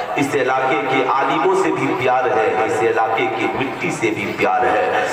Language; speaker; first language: Urdu; native; Urdu